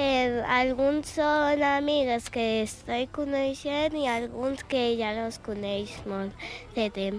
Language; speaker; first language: Catalan; non-native, local second language; Spanish